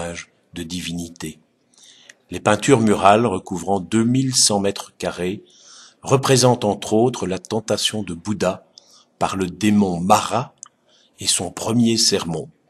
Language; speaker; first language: French; native; French